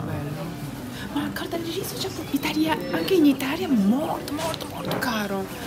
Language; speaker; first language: Italian; non-native, learner; Japanese